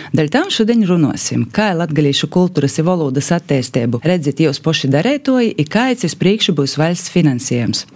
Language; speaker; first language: Latvian; native; Latvian